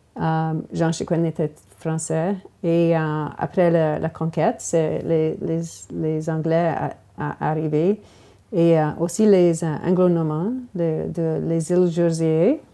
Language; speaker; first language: French; non-native, local second language; English